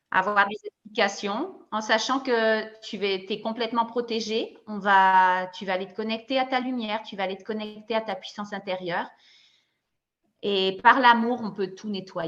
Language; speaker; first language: French; native; French